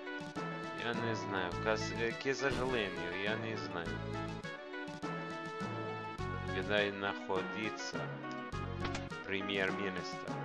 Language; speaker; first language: Russian; non-native, learner; English